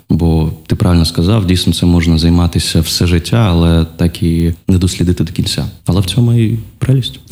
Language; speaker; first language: Ukrainian; non-native, local second language; Russian